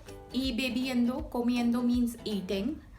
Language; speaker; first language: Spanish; non-native, fluent; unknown